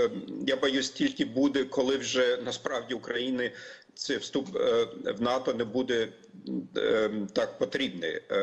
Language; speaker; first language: Ukrainian; non-native, fluent; German